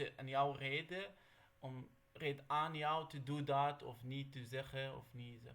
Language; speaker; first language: Dutch; non-native, learner; Arabic